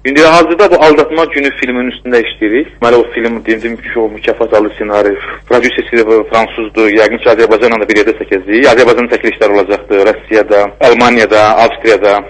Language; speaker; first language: Azerbaijani; native; Azerbaijani